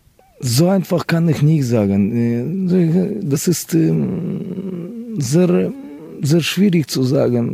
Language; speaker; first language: German; non-native, fluent; Russian